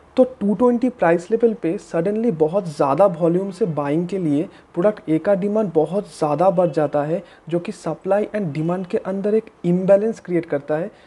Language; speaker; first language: Hindi; native; Hindi